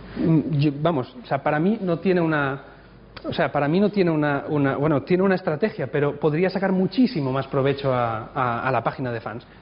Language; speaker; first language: Spanish; non-native, local second language; Catalan